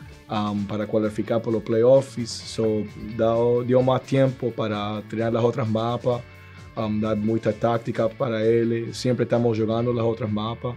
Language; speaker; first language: Portuguese; non-native, learner; Spanish